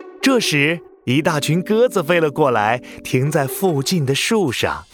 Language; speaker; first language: Chinese; native; Chinese